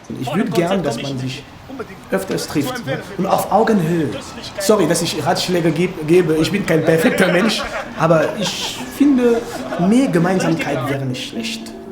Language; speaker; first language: German; non-native, fluent; French